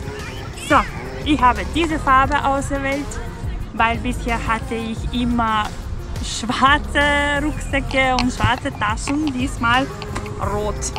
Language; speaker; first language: German; non-native, fluent; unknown